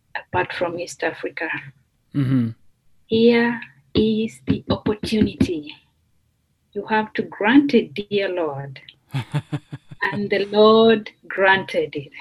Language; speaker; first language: English; non-native, local second language; Luyia